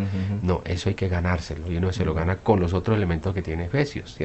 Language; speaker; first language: Spanish; native; Spanish